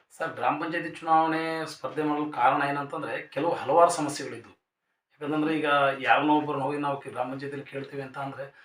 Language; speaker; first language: Kannada; non-native, local second language; Lambadi